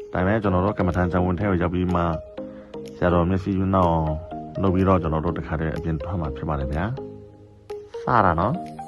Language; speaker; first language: Burmese; non-native, local second language; Shan